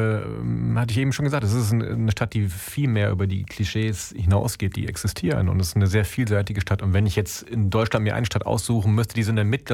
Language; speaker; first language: German; native; German